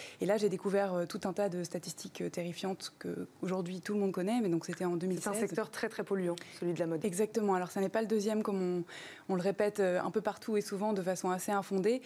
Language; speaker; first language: French; native; French